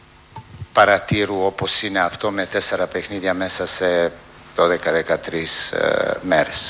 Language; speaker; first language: Greek; non-native, fluent; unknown